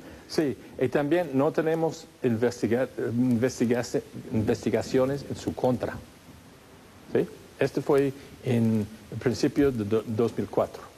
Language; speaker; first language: Spanish; non-native, fluent; English